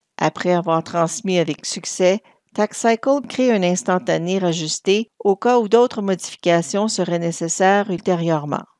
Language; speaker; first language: French; native; French